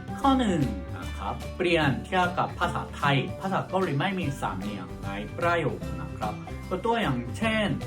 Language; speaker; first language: Thai; non-native, fluent; Korean